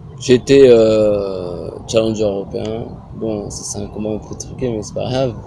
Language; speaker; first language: French; early bilingual, other home language; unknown